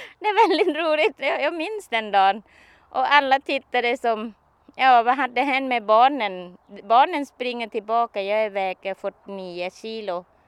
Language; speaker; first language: Swedish; non-native, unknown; Thai